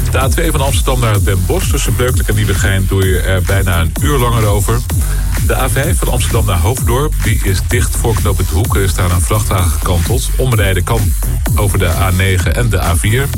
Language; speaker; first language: Dutch; native; Dutch